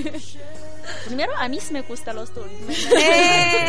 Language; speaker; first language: Spanish; non-native, learner; Chinese